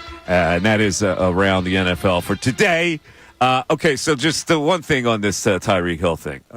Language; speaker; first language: English; native; English